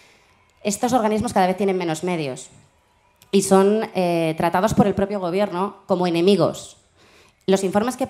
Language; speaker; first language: Spanish; native; Spanish